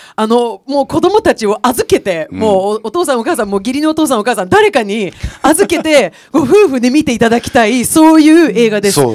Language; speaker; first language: Japanese; non-native, fluent; Swedish